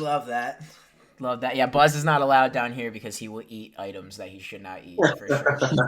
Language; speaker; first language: English; native; English